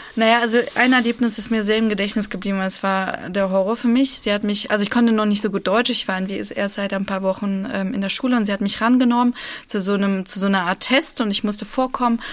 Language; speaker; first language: German; early bilingual, other home language; Russian